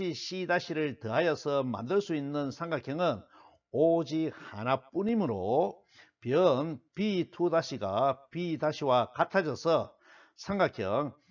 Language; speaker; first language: Korean; native; Korean